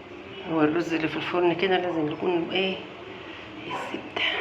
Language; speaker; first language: Arabic; native; Arabic